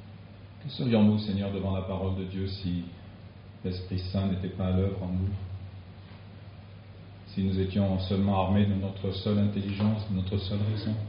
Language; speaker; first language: French; native; French